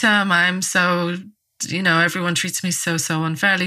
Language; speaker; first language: English; native; English